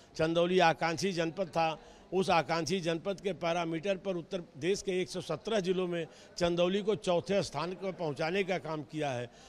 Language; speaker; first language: Hindi; native; Hindi